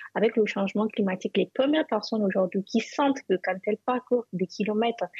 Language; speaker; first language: French; non-native, local second language; Hausa